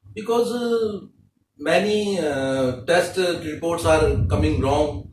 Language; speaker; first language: English; non-native, local second language; Hindi